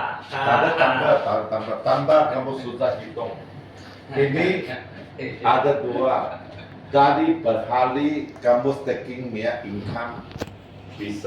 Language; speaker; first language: Indonesian; non-native, learner; Chinese